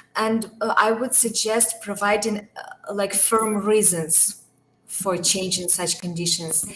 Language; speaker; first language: English; non-native, fluent; Ukrainian